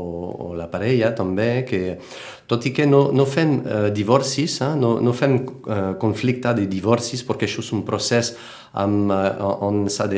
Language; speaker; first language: Catalan; non-native, fluent; French